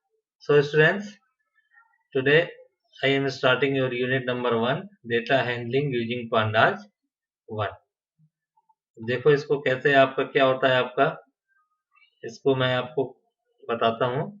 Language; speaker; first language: Hindi; native; Hindi